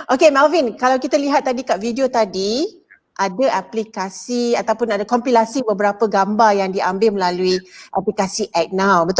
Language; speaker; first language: Malay; native; Malay